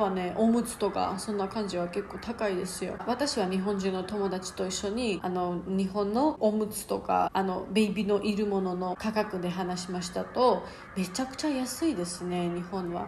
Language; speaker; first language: Japanese; non-native, learner; Georgian